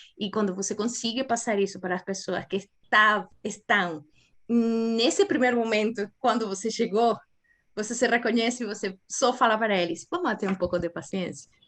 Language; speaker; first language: Portuguese; non-native, fluent; Spanish